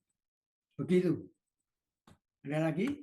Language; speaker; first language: Indonesian; native; Indonesian